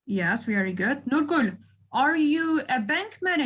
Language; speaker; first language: English; non-native, fluent; Kyrgyz